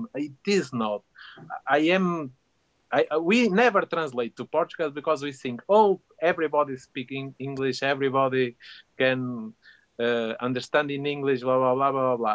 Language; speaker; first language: English; non-native, fluent; Portuguese